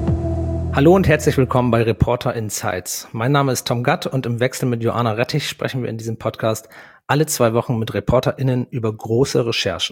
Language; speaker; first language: German; native; German